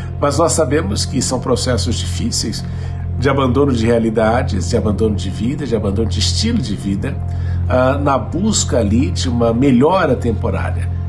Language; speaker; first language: Portuguese; native; Portuguese